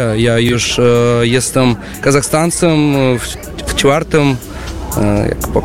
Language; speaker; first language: Polish; non-native, learner; Russian